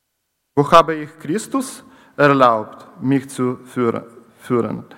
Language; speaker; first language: German; non-native, learner; Ukrainian